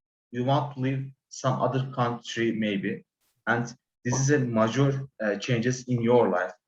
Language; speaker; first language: English; non-native, learner; Turkish